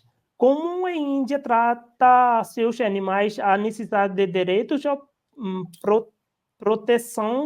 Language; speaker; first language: Portuguese; non-native, learner; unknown